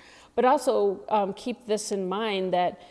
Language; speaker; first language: English; native; English